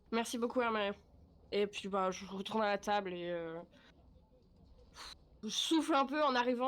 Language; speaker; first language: French; native; French